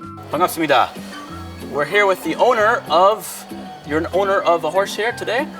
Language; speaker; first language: English; native; English